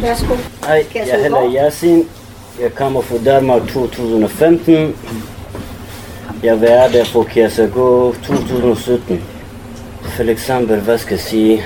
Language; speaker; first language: Danish; non-native, learner; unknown